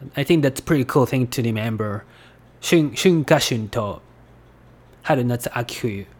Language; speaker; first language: English; non-native, fluent; Japanese